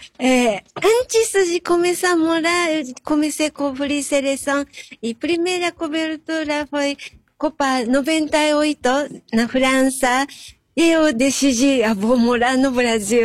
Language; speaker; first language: Portuguese; non-native, learner; Japanese